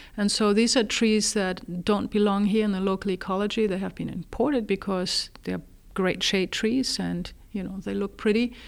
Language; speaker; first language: English; non-native, fluent; German